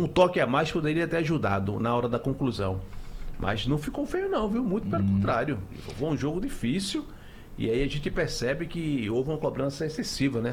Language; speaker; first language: Portuguese; native; Portuguese